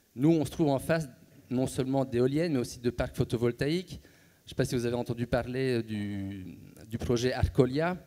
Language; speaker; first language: French; native; French